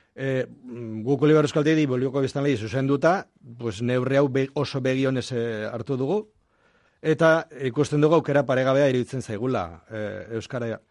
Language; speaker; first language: Basque; non-native, local second language; Spanish